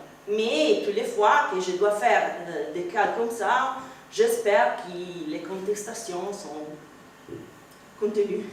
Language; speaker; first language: French; non-native, fluent; Italian